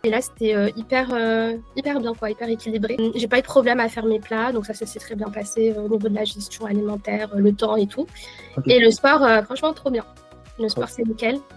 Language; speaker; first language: French; native; French